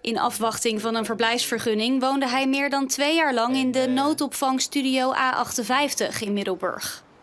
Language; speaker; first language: Dutch; native; Dutch